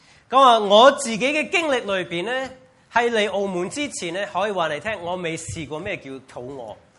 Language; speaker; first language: Cantonese; non-native, fluent; English